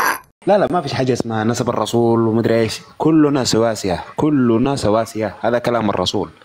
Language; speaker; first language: Arabic; native; Arabic